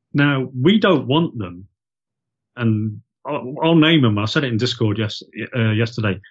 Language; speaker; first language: English; native; English